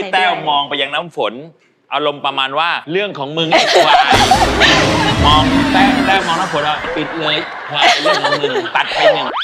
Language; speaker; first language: Thai; native; Thai